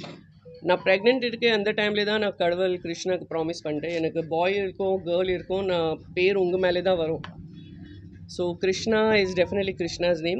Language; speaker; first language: Tamil; non-native, learner; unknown